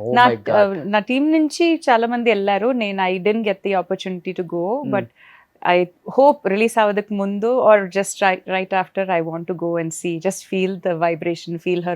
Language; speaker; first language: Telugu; non-native, fluent; Malayalam